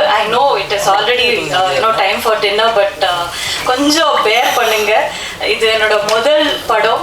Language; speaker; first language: Tamil; non-native, learner; Kannada